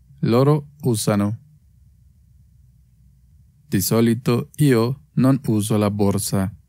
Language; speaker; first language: Italian; non-native, fluent; Spanish